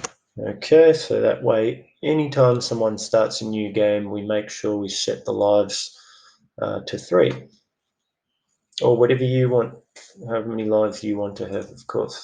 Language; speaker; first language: English; native; English